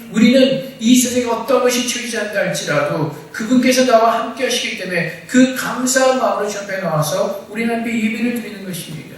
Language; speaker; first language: Korean; native; Korean